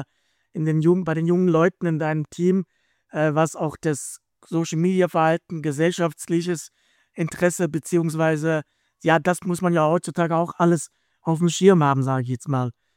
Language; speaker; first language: German; native; German